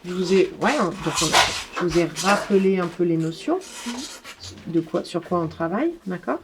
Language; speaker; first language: French; native; French